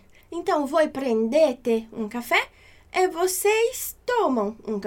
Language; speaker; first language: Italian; non-native, fluent; Portuguese